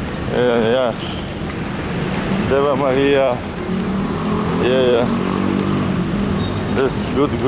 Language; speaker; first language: English; non-native, learner; Russian